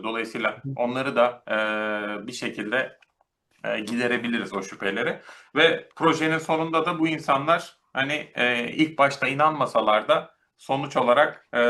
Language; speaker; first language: Turkish; native; Turkish